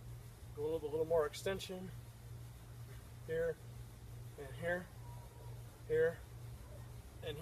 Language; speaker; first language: English; native; English